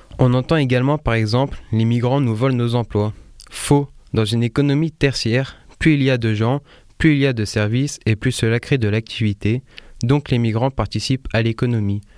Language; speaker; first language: French; native; French